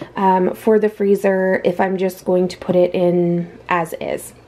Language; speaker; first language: English; native; English